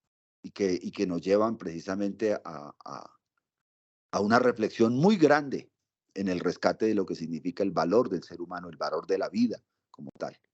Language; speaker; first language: Spanish; native; Spanish